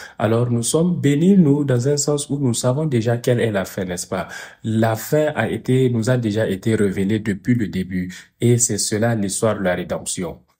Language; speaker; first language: French; non-native, fluent; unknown